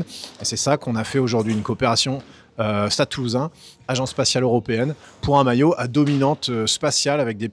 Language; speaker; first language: French; native; French